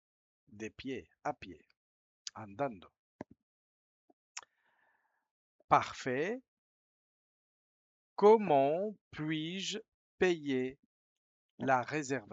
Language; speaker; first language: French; non-native, fluent; Spanish